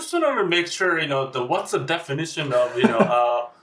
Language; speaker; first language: English; non-native, fluent; Japanese